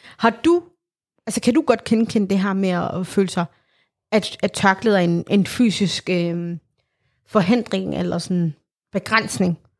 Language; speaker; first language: Danish; early bilingual, other home language; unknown